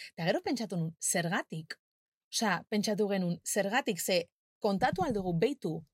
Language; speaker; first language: Basque; non-native, local second language; Spanish